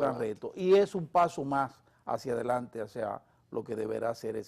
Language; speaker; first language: Spanish; native; Spanish